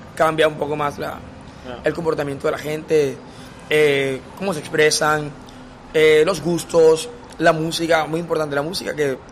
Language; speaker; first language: Spanish; native; Spanish